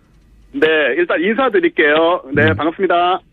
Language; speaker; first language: Korean; native; Korean